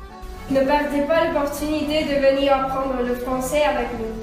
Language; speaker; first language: French; non-native, learner; Spanish